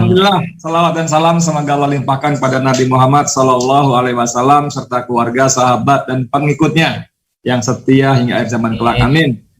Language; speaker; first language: Indonesian; native; Indonesian